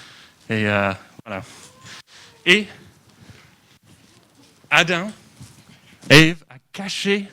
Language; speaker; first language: French; non-native, fluent; English